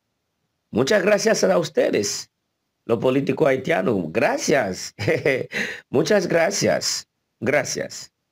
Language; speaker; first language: Spanish; non-native, fluent; Haitian Creole